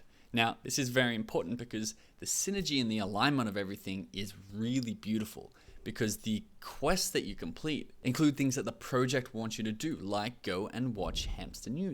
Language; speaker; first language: English; native; English